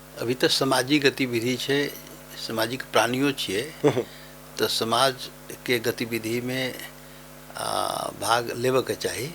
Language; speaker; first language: Maithili; non-native, local second language; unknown